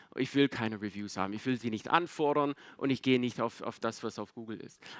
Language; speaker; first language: German; non-native, fluent; English